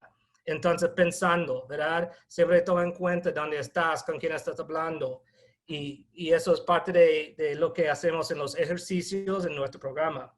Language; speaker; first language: Spanish; non-native, fluent; English